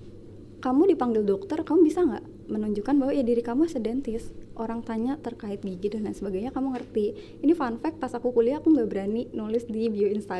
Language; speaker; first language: Indonesian; native; Indonesian